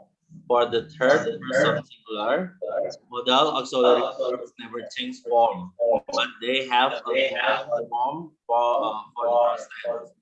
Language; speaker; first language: English; non-native, learner; Indonesian